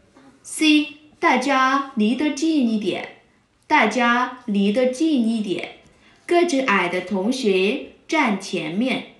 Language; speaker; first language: Chinese; non-native, fluent; Vietnamese